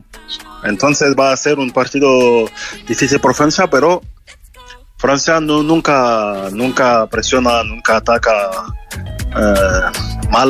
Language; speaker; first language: Spanish; non-native, fluent; French